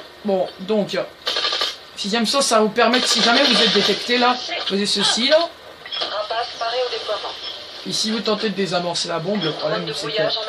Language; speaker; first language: French; native; French